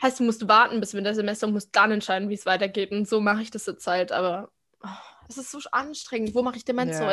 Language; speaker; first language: German; native; German